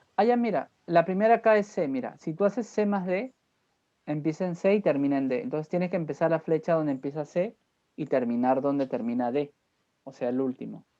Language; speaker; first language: Spanish; native; Spanish